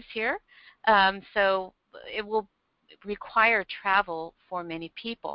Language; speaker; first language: English; native; English